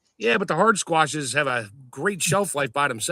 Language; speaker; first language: English; native; English